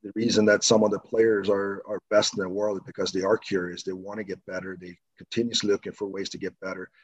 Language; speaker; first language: English; non-native, fluent; Swedish